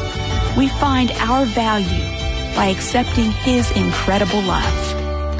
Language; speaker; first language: English; native; English